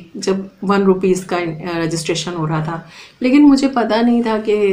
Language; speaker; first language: Hindi; native; Hindi